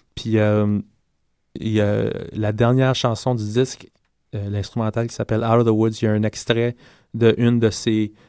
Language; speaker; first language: French; non-native, fluent; English